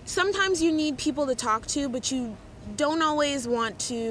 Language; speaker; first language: English; native; English